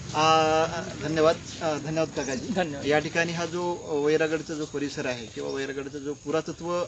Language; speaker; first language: Marathi; native; Marathi